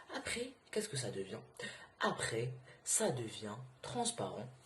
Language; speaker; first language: French; non-native, local second language; Arabic